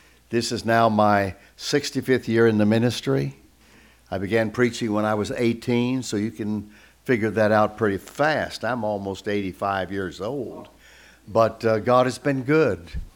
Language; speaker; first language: English; native; English